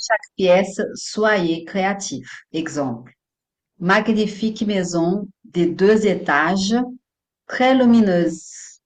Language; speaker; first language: French; non-native, fluent; Portuguese